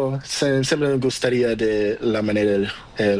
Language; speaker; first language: Spanish; non-native, learner; Portuguese